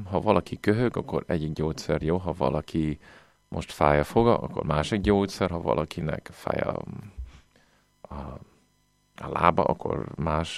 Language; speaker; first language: Hungarian; non-native, fluent; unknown